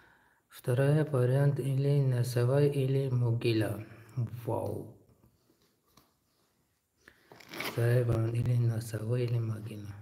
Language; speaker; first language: Russian; non-native, learner; Tajik